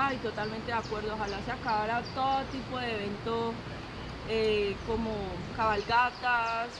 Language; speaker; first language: Spanish; native; Spanish